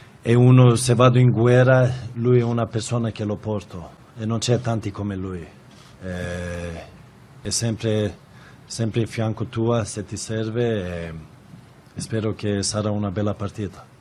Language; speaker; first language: Italian; non-native, fluent; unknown